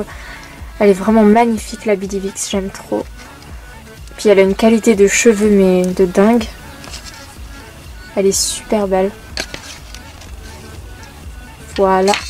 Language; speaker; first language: French; native; French